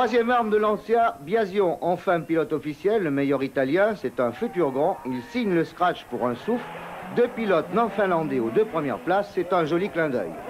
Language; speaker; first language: French; native; French